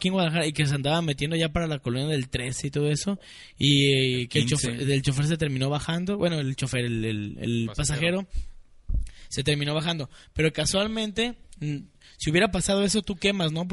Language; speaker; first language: Spanish; native; Spanish